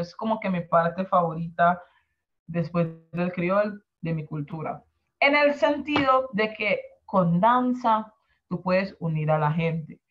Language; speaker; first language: Spanish; non-native, fluent; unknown